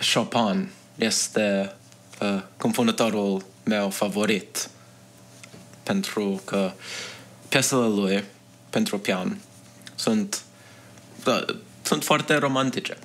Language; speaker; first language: Romanian; early bilingual, heritage; Romanian